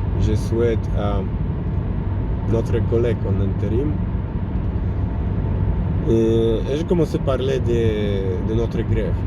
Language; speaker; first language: French; non-native, fluent; Polish